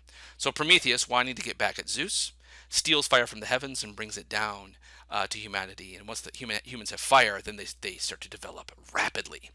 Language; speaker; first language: English; native; English